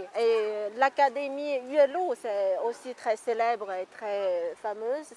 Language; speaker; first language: French; non-native, fluent; Chinese